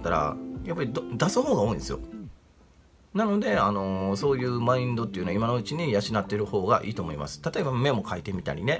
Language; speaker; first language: Japanese; native; Japanese